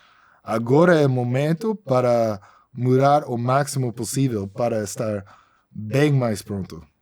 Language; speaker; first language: Portuguese; non-native, fluent; English